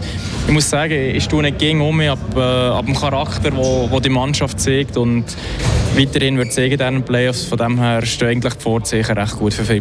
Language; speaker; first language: German; native; German